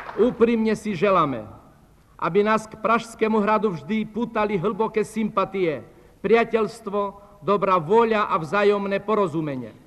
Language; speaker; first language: Slovak; non-native, local second language; Rusyn